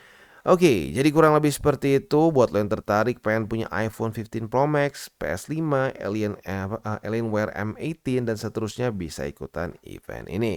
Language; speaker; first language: Indonesian; native; Indonesian